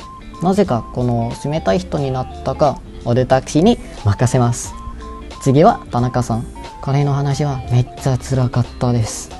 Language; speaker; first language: Japanese; non-native, fluent; Malay